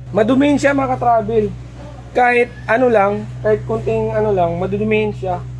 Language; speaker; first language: Filipino; non-native, local second language; Waray